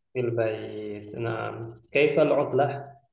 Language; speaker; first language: Arabic; non-native, fluent; Indonesian